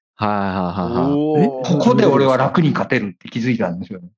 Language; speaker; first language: Japanese; native; Japanese